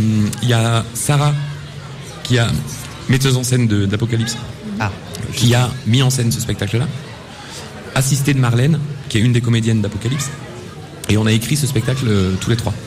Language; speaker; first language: French; native; French